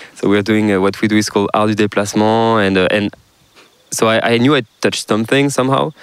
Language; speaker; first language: English; non-native, fluent; French